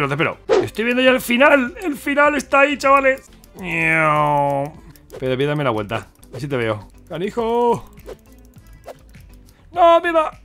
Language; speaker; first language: Spanish; native; Spanish